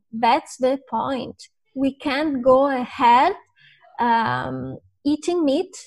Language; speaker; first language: English; non-native, fluent; Italian